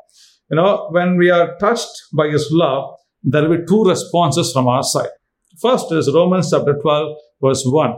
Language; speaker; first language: English; non-native, local second language; Tamil